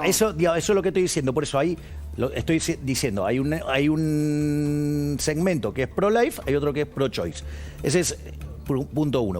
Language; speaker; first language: Spanish; native; Spanish